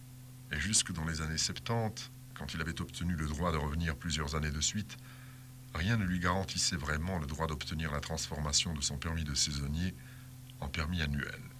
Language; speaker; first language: French; native; French